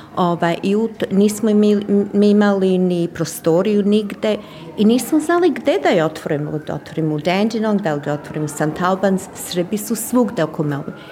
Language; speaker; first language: Croatian; early bilingual, heritage; Serbian